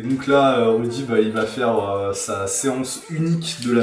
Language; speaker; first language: French; native; French